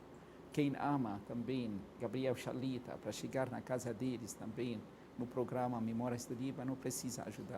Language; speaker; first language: Portuguese; non-native, fluent; Arabic